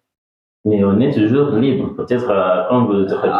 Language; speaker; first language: French; non-native, learner; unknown